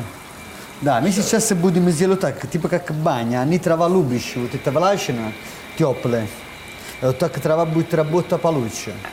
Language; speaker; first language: Russian; non-native, learner; Italian